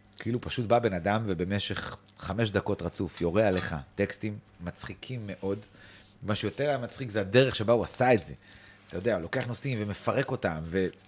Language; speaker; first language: Hebrew; native; Hebrew